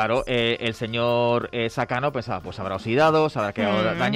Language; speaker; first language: Spanish; native; Spanish